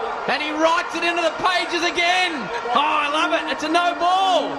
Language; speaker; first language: English; native; English